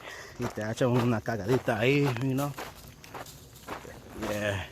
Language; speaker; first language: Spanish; early bilingual, heritage; Spanish